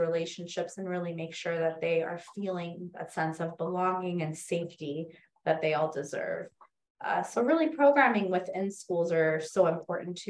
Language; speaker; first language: English; native; English